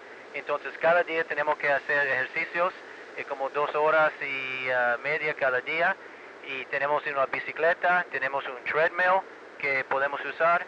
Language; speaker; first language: Spanish; early bilingual, heritage; Spanish